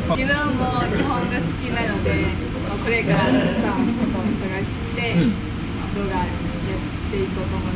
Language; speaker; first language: Japanese; non-native, fluent; Vietnamese